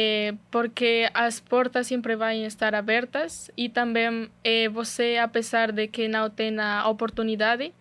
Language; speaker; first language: Portuguese; non-native, learner; Spanish